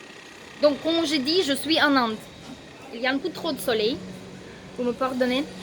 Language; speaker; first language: French; non-native, fluent; Russian